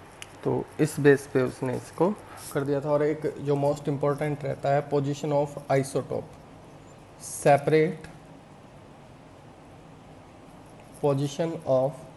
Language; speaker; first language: Hindi; native; Hindi